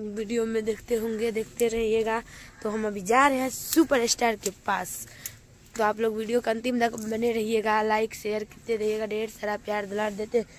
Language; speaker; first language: Hindi; native; Hindi